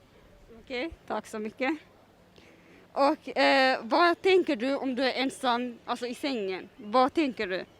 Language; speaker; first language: Swedish; early bilingual, other home language; Tigrinya